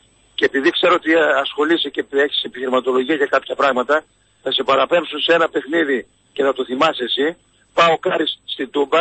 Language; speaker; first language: Greek; native; Greek